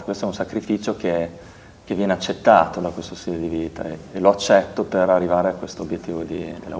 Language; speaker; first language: Italian; native; Italian